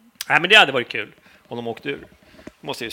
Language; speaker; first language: Swedish; native; Swedish